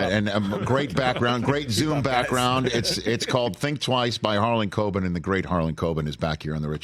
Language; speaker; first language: English; native; English